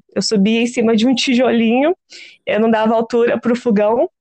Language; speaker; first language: Portuguese; native; Portuguese